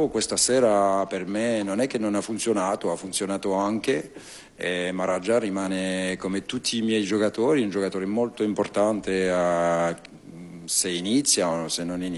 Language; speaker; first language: Italian; non-native, fluent; French